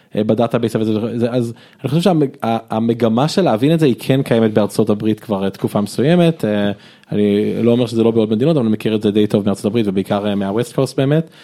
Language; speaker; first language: Hebrew; early bilingual, other home language; English